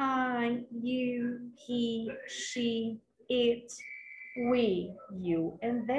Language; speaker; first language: English; non-native, fluent; Portuguese